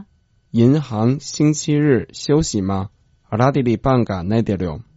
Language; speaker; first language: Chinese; non-native, learner; Croatian